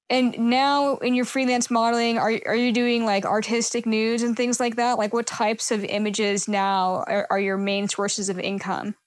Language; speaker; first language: English; native; English